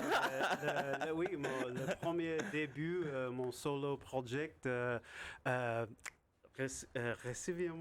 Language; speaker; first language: French; non-native, learner; English